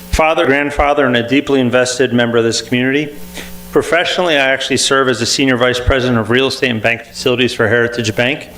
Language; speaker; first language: English; native; English